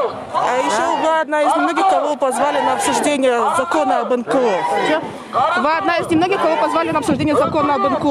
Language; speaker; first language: Russian; native; Russian